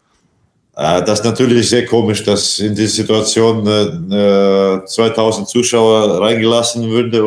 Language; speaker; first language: German; non-native, fluent; Latvian